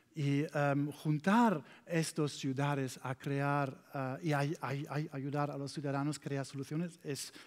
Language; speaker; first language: Spanish; non-native, fluent; German